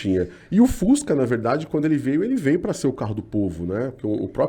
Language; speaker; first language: Portuguese; native; Portuguese